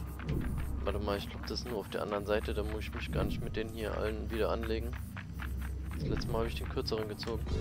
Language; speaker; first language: German; native; German